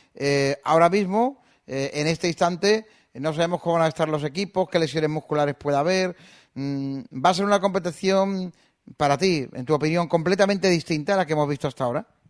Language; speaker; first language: Spanish; native; Spanish